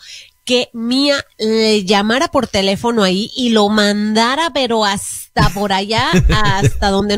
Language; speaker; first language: Spanish; native; Spanish